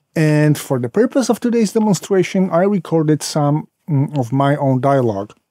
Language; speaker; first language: English; non-native, fluent; Polish